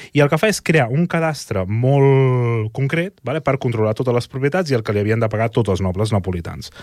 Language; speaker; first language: Catalan; native; Catalan